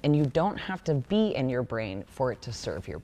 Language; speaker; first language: English; native; English